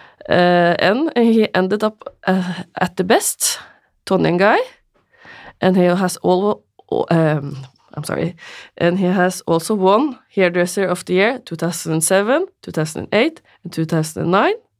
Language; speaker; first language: English; non-native, learner; Norwegian